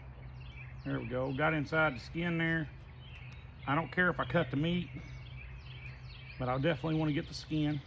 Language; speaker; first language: English; native; English